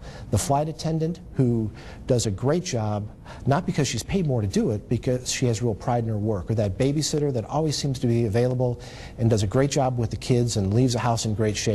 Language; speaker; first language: English; native; English